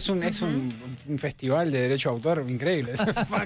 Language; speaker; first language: Spanish; native; Spanish